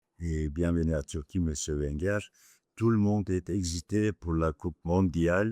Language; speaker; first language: French; non-native, fluent; Turkish